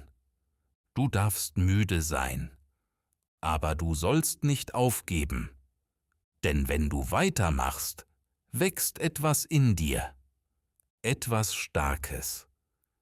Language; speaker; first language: German; native; German